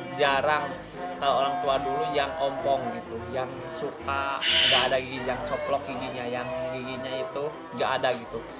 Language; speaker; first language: Indonesian; non-native, local second language; Sundanese